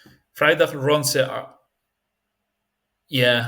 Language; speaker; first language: Dutch; non-native, learner; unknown